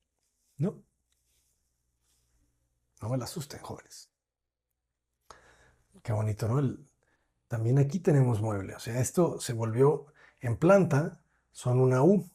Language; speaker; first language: Spanish; native; Spanish